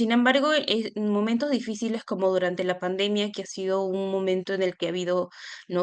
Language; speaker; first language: Spanish; native; Spanish